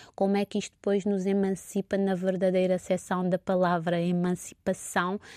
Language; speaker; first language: Portuguese; non-native, local second language; Kabuverdianu